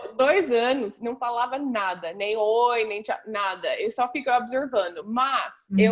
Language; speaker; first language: Portuguese; non-native, fluent; English